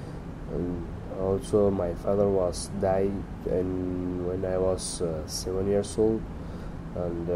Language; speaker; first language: English; non-native, learner; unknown